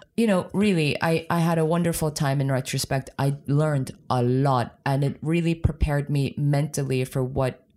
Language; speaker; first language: English; native; English